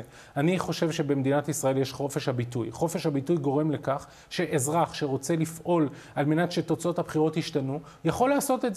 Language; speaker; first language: Hebrew; native; Hebrew